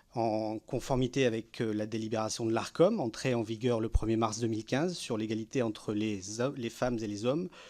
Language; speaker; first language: French; native; French